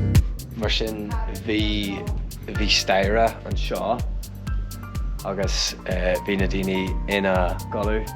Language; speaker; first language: Irish; non-native, local second language; English